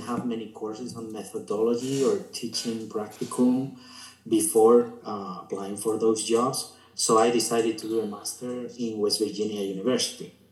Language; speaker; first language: English; non-native, fluent; Spanish